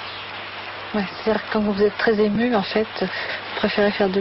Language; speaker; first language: French; native; French